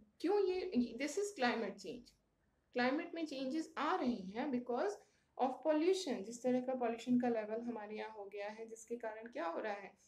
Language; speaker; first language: Hindi; native; Hindi